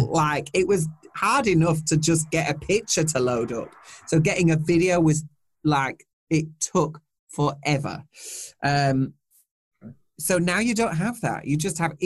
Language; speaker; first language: English; native; English